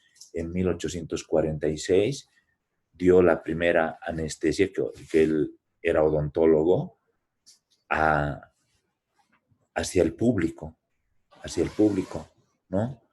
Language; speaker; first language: Spanish; native; Spanish